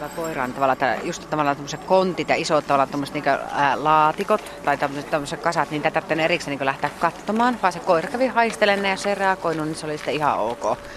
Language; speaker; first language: Finnish; native; Finnish